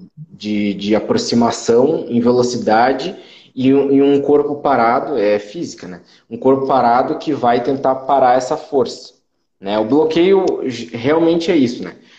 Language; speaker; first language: Portuguese; native; Portuguese